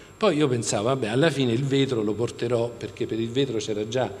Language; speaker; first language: Italian; native; Italian